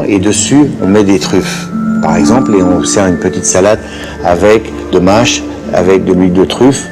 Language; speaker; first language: French; native; French